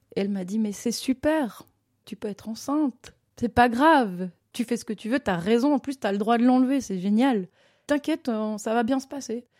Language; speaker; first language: French; native; French